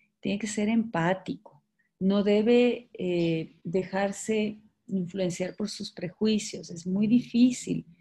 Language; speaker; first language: Spanish; native; Spanish